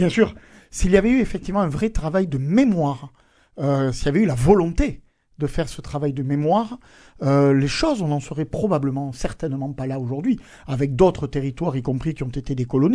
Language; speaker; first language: French; native; French